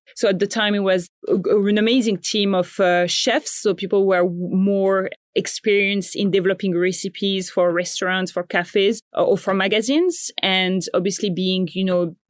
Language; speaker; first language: English; non-native, fluent; French